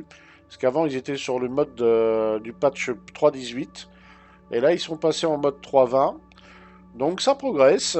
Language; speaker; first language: French; native; French